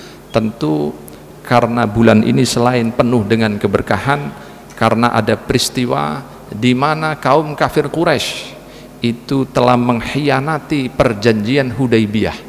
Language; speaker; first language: Indonesian; native; Indonesian